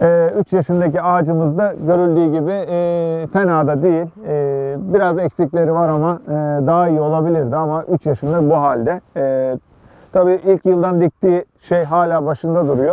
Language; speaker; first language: Turkish; native; Turkish